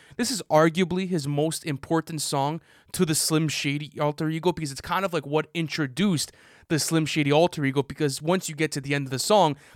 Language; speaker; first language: English; native; English